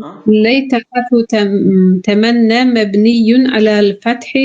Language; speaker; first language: Arabic; non-native, learner; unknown